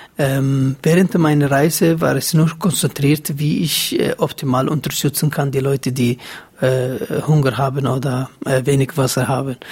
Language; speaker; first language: German; non-native, fluent; Somali